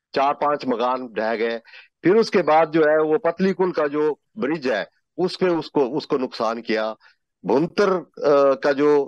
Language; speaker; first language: Hindi; native; Hindi